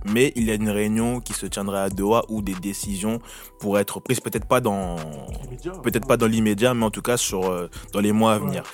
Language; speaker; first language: French; native; French